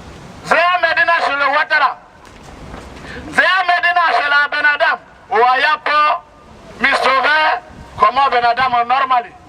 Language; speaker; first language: Hebrew; non-native, learner; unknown